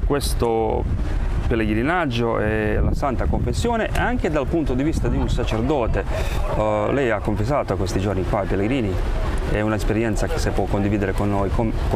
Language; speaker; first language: Italian; non-native, fluent; Croatian